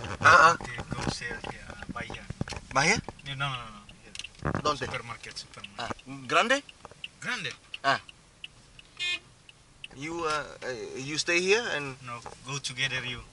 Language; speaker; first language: English; non-native, learner; Vietnamese